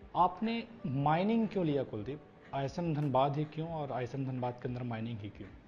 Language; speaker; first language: Hindi; native; Hindi